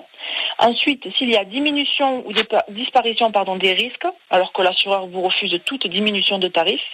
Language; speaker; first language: French; native; French